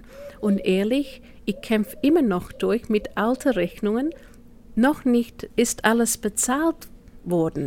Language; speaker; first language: German; non-native, fluent; English